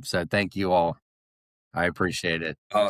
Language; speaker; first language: English; native; English